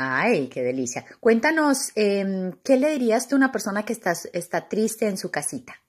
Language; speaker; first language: Spanish; native; Spanish